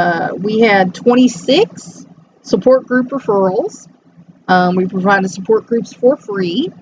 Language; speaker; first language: English; native; English